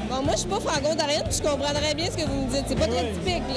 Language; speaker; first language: French; native; French